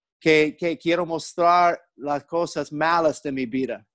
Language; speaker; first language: Spanish; non-native, learner; English